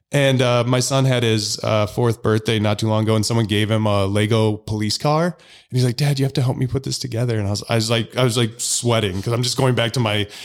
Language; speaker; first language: English; native; English